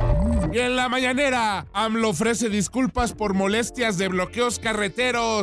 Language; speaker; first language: Spanish; native; Spanish